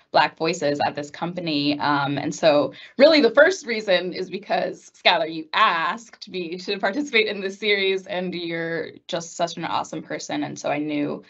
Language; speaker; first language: English; native; English